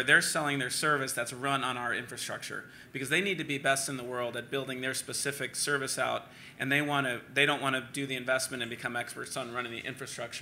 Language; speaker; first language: English; native; English